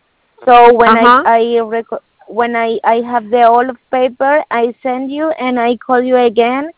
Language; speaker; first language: English; non-native, learner; Spanish